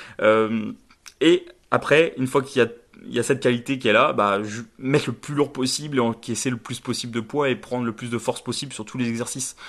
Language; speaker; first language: French; native; French